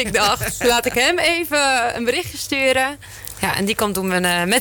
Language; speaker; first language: Dutch; native; Dutch